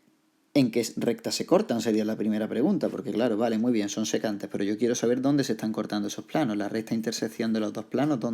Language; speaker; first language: Spanish; native; Spanish